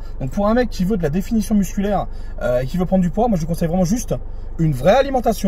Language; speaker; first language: French; native; French